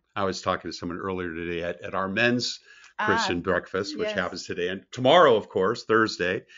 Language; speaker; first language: English; native; English